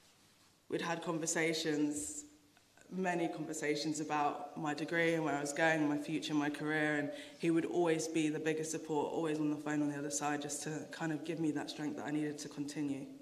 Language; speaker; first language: English; native; English